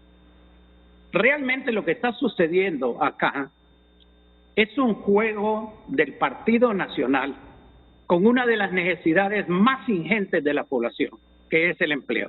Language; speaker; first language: Spanish; native; Spanish